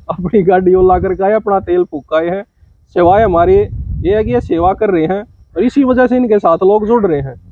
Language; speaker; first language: Hindi; native; Hindi